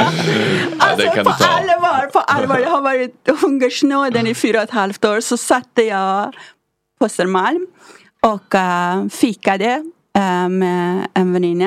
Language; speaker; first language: Swedish; non-native, fluent; Persian